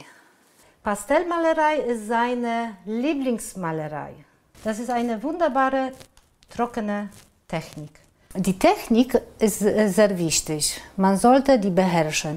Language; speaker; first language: German; non-native, fluent; Polish